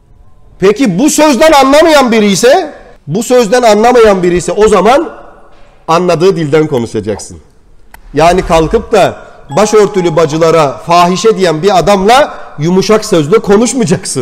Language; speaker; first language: Turkish; native; Turkish